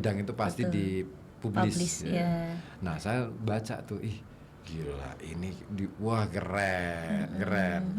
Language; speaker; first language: Indonesian; native; Indonesian